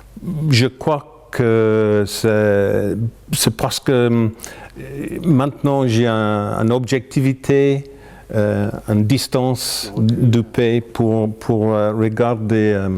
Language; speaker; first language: French; non-native, fluent; English